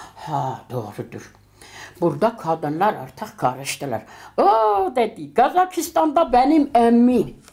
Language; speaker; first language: Turkish; early bilingual, heritage; Turkish